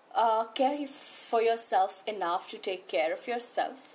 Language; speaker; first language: English; non-native, local second language; Hindi